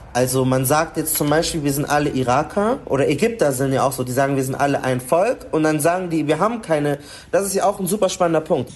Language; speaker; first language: German; early bilingual, other home language; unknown